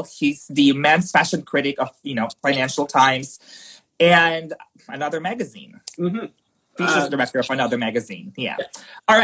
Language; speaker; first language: English; non-native, local second language; Filipino